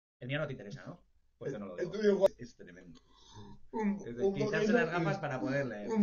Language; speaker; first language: Spanish; native; Spanish